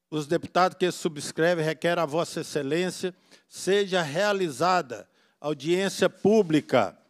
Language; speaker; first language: Portuguese; native; Portuguese